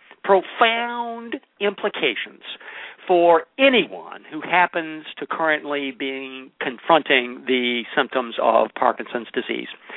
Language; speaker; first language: English; native; English